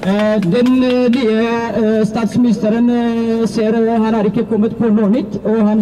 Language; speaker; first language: Norwegian; non-native, fluent; Amharic